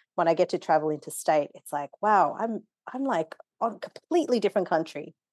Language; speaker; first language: English; native; English